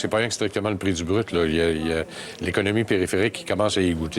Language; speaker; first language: French; native; French